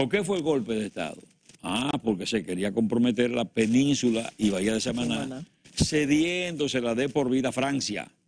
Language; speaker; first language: Spanish; native; Spanish